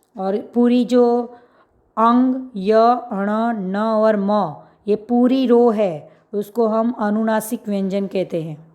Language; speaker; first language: Hindi; non-native, local second language; Gujarati